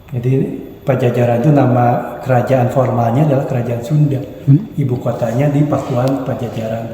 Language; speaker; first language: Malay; non-native, local second language; Sundanese